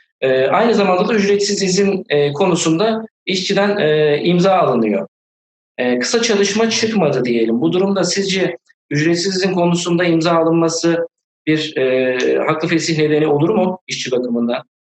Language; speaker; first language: Turkish; native; Turkish